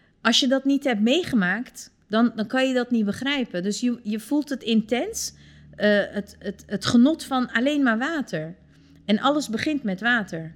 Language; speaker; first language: Dutch; early bilingual, other home language; Turkish